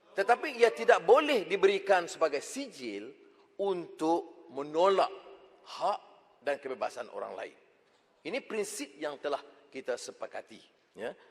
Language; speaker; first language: Malay; native; Malay